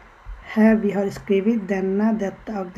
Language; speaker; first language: Swedish; non-native, learner; Bangla